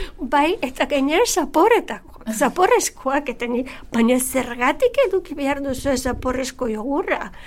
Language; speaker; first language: Basque; non-native, fluent; Bulgarian